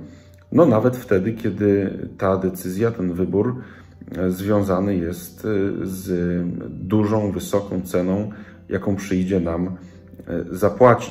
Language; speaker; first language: Polish; native; Polish